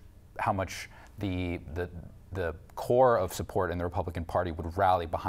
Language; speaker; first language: English; native; English